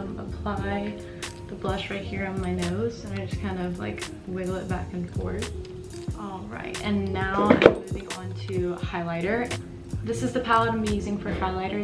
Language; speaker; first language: English; native; English